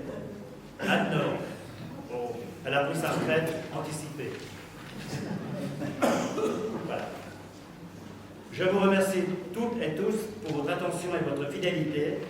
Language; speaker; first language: French; native; French